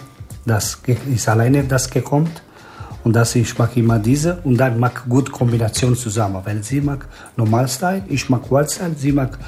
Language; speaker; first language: German; non-native, learner; Italian